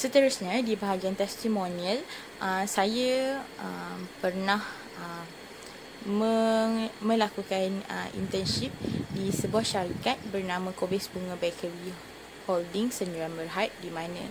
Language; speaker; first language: Malay; native; Malay